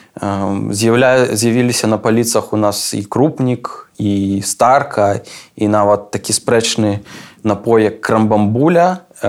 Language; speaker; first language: Belarusian; non-native, local second language; Russian